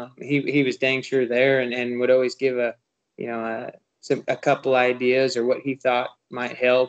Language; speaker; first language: English; native; English